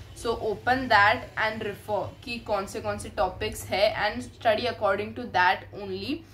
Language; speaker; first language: English; non-native, local second language; Hindi